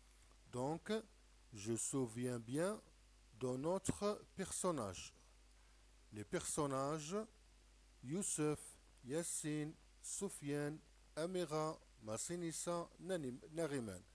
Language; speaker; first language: French; non-native, local second language; Arabic